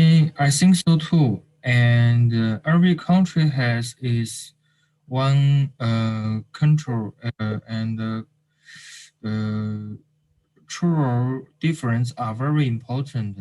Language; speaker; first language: English; non-native, learner; Chinese